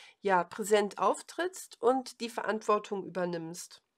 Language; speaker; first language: German; native; German